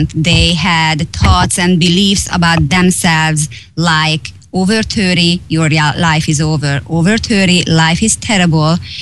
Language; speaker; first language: English; non-native, fluent; Hungarian